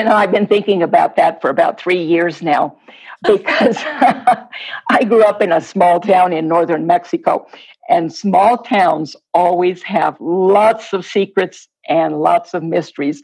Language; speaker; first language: English; non-native, fluent; Spanish